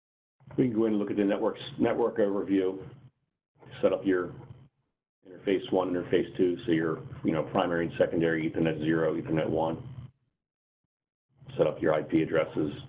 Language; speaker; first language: English; native; English